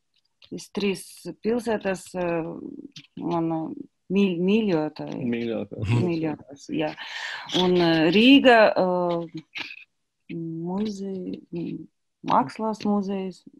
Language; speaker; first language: Latvian; non-native, learner; Kazakh